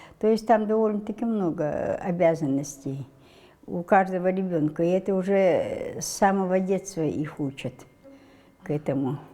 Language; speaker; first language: Russian; non-native, local second language; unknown